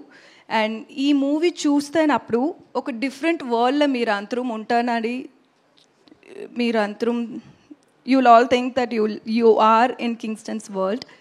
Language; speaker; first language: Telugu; non-native, learner; Tamil